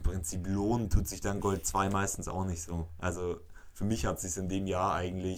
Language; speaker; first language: German; native; German